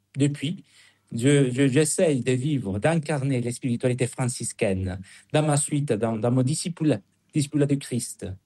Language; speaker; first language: French; non-native, fluent; Spanish